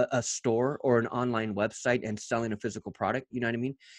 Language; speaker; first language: English; native; English